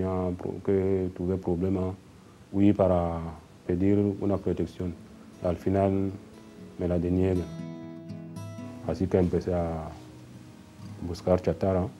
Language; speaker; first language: Spanish; non-native, fluent; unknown